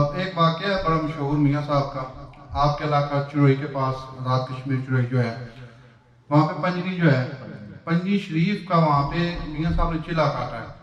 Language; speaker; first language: Urdu; non-native, local second language; Pahari-Potwari